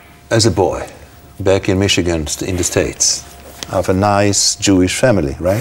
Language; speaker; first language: English; non-native, fluent; Hebrew